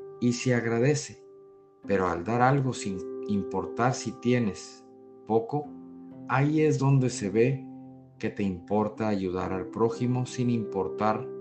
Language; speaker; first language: Spanish; native; Spanish